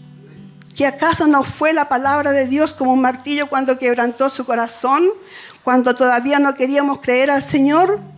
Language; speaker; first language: Spanish; native; Spanish